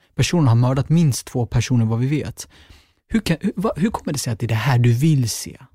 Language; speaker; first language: Swedish; native; Swedish